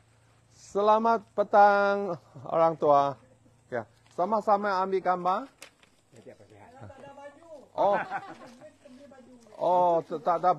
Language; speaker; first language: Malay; non-native, local second language; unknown